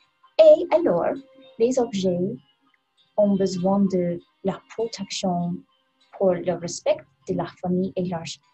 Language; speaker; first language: French; non-native, learner; English